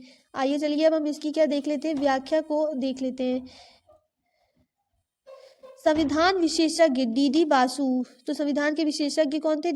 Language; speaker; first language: Hindi; native; Hindi